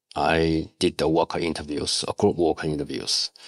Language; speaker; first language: English; non-native, learner; Chinese